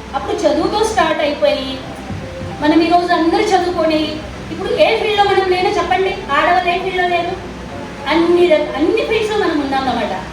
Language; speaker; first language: Telugu; non-native, local second language; Marathi